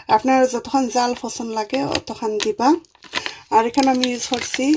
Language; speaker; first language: Bangla; early bilingual, other home language; Sylheti